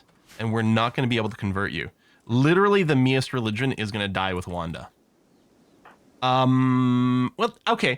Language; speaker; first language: English; native; English